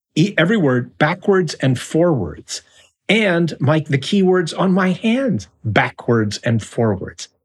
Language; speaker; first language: English; native; English